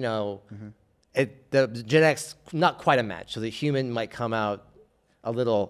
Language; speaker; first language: English; native; English